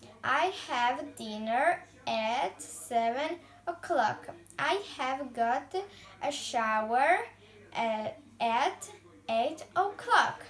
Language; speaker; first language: English; non-native, learner; Croatian